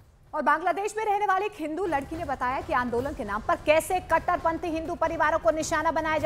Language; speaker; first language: Hindi; native; Hindi